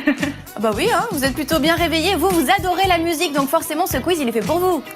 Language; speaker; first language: French; native; French